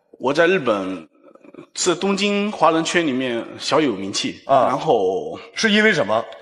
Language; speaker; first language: Chinese; native; Chinese